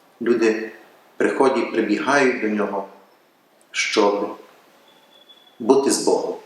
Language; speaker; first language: Ukrainian; early bilingual, heritage; Ukrainian